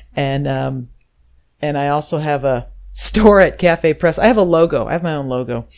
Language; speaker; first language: English; native; English